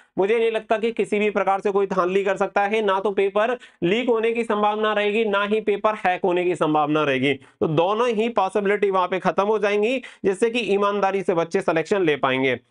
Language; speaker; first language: Hindi; native; Hindi